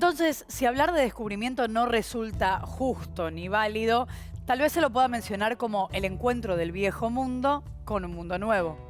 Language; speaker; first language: Spanish; native; Spanish